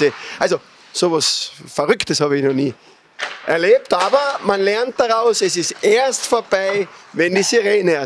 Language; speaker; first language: German; native; German